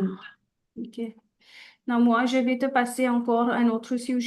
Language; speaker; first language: French; non-native, fluent; Hindi